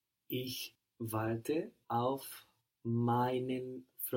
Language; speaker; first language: German; non-native, learner; English